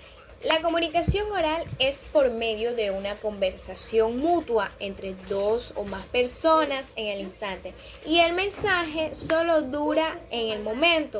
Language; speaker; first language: Spanish; native; Spanish